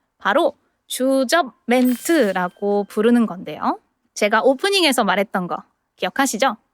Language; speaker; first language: Korean; native; Korean